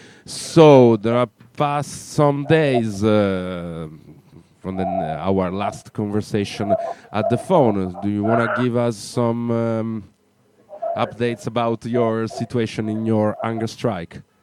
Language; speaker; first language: English; non-native, learner; Italian